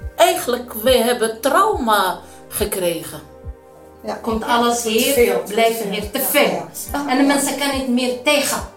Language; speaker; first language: Dutch; non-native, learner; Arabic